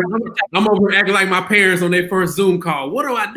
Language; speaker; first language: English; native; English